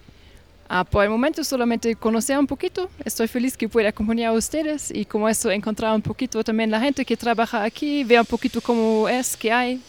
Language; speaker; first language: Spanish; non-native, fluent; German